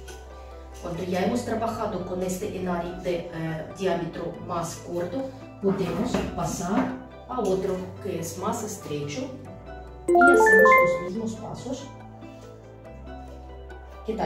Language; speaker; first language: Spanish; non-native, fluent; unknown